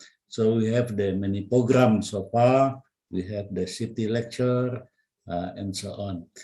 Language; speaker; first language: English; non-native, learner; Indonesian